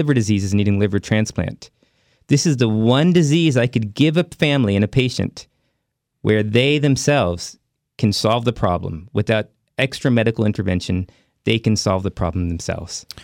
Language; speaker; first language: English; early bilingual, other home language; Hindi